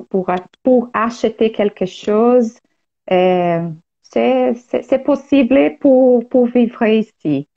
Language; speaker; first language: French; non-native, learner; Portuguese